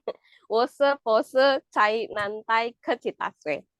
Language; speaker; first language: Chinese; non-native, learner; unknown